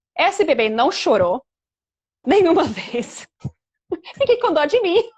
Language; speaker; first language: Portuguese; non-native, fluent; English